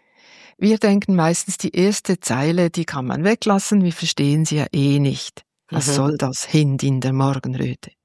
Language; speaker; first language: German; native; German